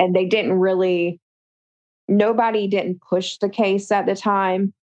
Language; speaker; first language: English; native; English